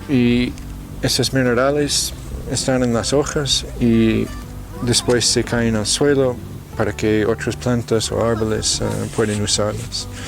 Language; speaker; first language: Spanish; non-native, fluent; English